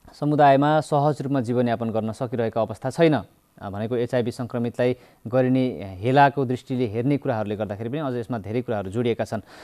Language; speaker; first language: Nepali; native; Nepali